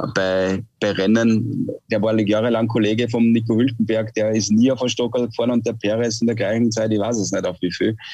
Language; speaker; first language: German; native; German